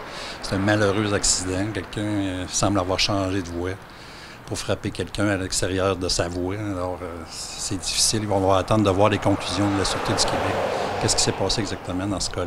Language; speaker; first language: French; native; French